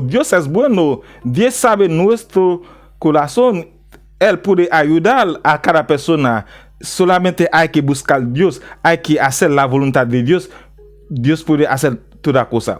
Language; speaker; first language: Spanish; non-native, learner; Haitian Creole